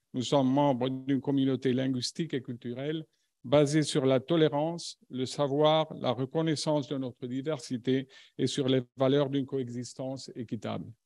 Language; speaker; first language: French; non-native, fluent; Spanish